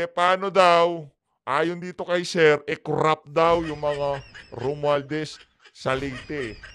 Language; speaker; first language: Filipino; native; Filipino